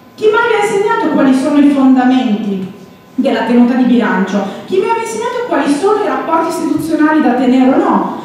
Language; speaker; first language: Italian; native; Italian